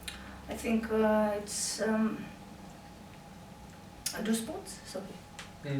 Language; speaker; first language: English; non-native, learner; Russian